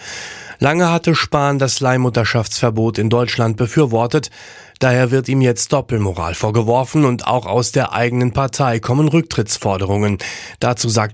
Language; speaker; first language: German; native; German